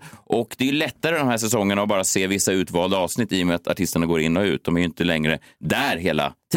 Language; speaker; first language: Swedish; native; Swedish